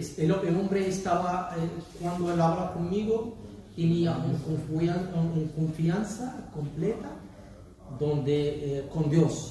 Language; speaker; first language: Spanish; non-native, learner; Arabic